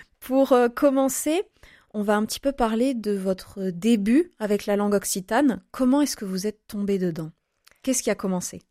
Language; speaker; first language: French; native; French